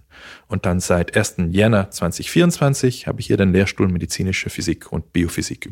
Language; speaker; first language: German; non-native, fluent; Dutch